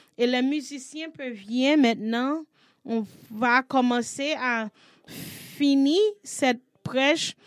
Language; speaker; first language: French; non-native, learner; English